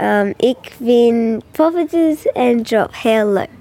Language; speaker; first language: Dutch; early bilingual, heritage; English